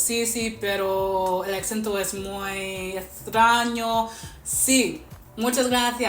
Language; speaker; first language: Spanish; non-native, learner; English